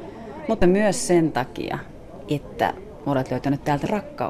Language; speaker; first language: Finnish; native; Finnish